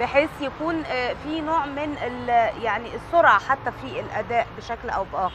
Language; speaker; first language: Arabic; native; Arabic